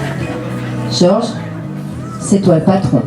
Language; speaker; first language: French; native; French